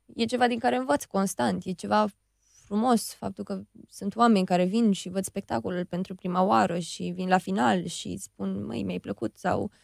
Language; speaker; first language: Romanian; native; Romanian